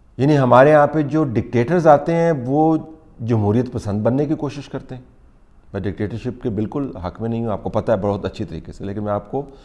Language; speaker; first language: Urdu; native; Urdu